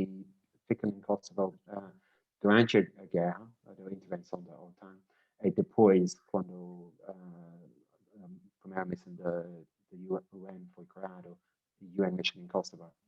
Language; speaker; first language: Portuguese; non-native, learner; English